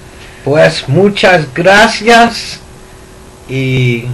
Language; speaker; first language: Spanish; early bilingual, heritage; Spanish